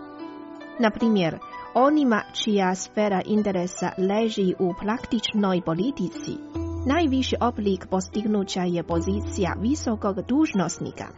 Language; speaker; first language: Croatian; non-native, fluent; Chinese